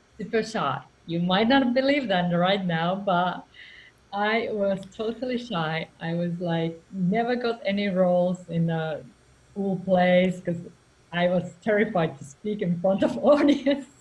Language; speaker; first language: English; non-native, fluent; Finnish